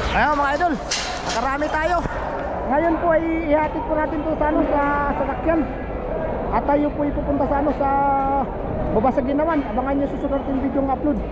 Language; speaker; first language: Filipino; native; Filipino